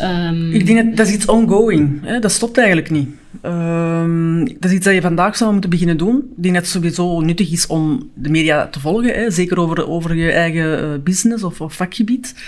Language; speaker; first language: Dutch; native; Dutch